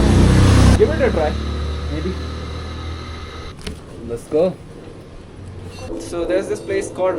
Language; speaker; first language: English; non-native, local second language; Hindi